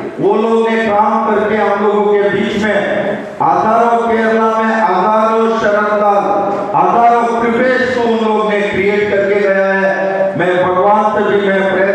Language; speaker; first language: Hindi; non-native, local second language; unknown